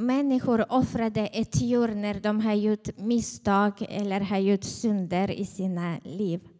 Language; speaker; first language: Swedish; non-native, fluent; Ukrainian